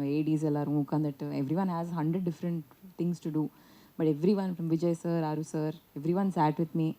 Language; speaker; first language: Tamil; non-native, learner; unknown